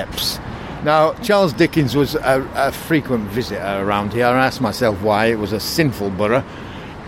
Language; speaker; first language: English; native; English